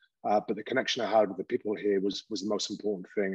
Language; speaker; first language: English; native; English